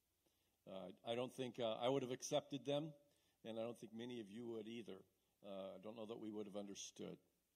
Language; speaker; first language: English; native; English